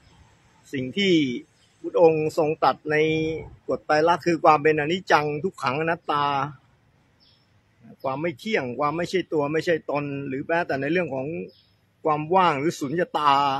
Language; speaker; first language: Thai; native; Thai